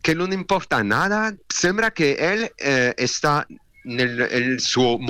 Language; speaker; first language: Spanish; non-native, learner; French